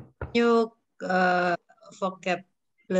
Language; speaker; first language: English; non-native, learner; Indonesian